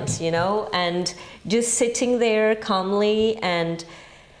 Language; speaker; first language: English; non-native, fluent; Spanish